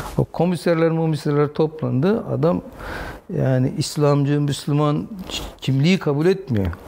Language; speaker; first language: Turkish; non-native, local second language; Zaza